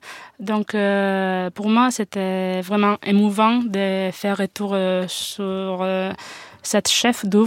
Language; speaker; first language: French; non-native, fluent; Italian